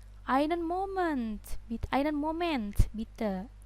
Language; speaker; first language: German; non-native, fluent; Indonesian